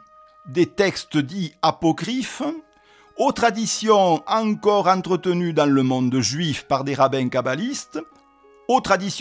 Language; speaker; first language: French; native; French